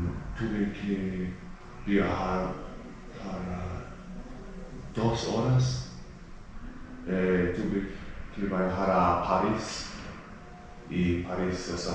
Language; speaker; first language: Spanish; non-native, learner; English